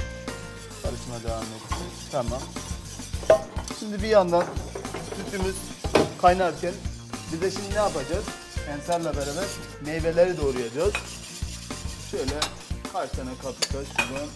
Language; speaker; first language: Turkish; native; Turkish